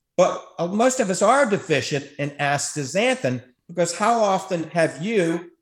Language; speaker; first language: English; native; English